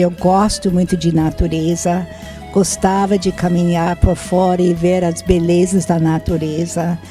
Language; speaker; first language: Portuguese; non-native, fluent; English